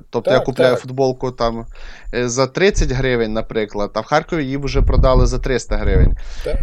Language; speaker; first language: Ukrainian; non-native, local second language; Russian